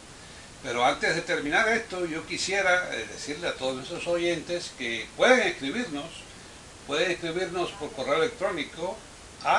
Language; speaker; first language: Spanish; native; Spanish